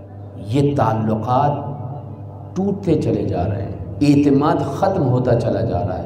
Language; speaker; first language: Urdu; native; Urdu